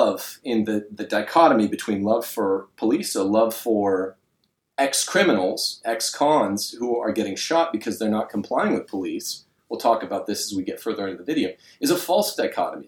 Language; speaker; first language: English; native; English